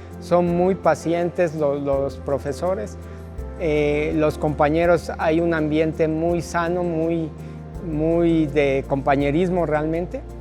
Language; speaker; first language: Spanish; native; Spanish